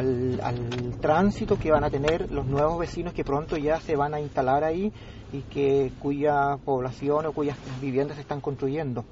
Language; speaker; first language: Spanish; native; Spanish